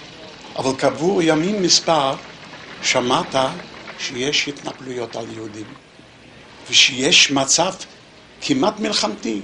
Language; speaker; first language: Hebrew; non-native, fluent; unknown